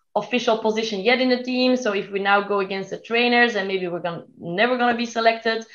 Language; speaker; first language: English; non-native, fluent; Dutch